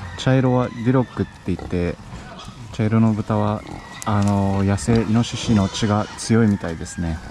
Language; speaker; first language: Japanese; native; Japanese